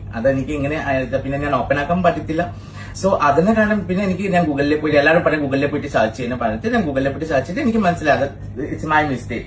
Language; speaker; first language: Malayalam; non-native, fluent; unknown